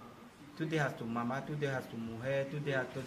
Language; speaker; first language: Spanish; non-native, learner; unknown